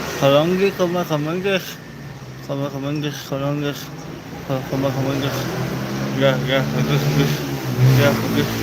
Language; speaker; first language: Indonesian; non-native, local second language; Balinese